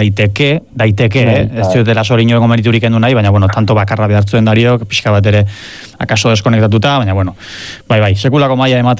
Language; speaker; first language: Basque; native; Basque